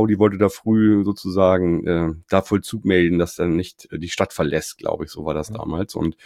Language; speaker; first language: German; native; German